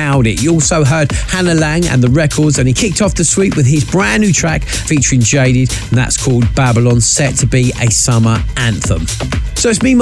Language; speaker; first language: English; native; English